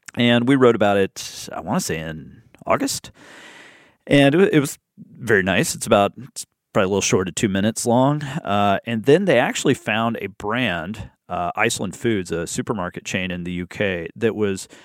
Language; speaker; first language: English; native; English